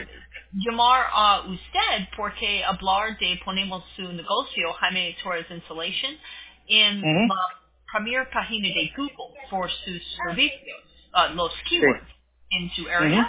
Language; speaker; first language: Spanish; non-native, learner; English